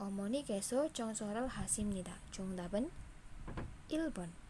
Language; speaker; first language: Korean; non-native, fluent; Indonesian